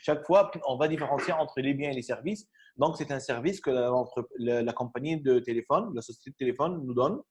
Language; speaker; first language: French; non-native, fluent; Arabic